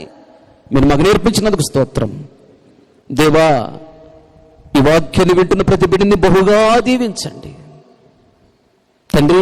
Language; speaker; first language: Telugu; native; Telugu